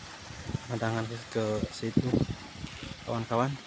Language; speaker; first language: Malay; non-native, local second language; Sundanese